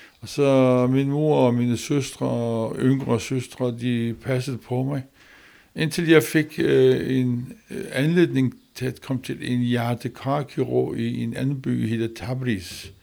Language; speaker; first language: Danish; non-native, learner; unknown